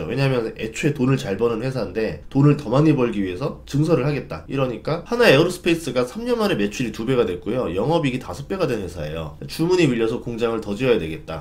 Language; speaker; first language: Korean; native; Korean